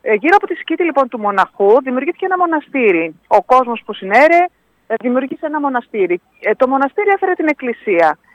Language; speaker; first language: Greek; native; Greek